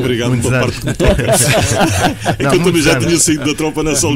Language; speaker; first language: Portuguese; native; Portuguese